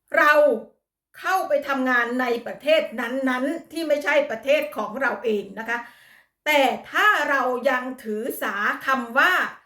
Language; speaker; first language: Thai; native; Thai